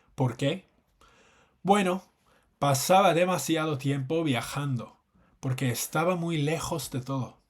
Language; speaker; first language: Spanish; non-native, fluent; English